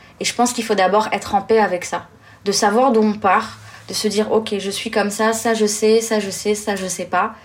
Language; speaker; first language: French; early bilingual, other home language; Arabic